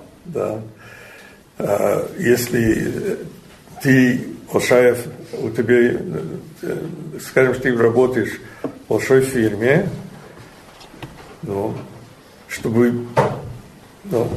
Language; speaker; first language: Russian; non-native, learner; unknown